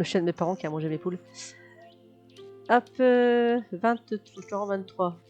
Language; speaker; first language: French; native; French